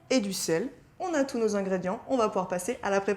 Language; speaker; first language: French; native; French